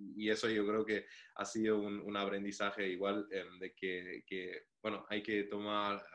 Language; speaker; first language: Spanish; non-native, fluent; German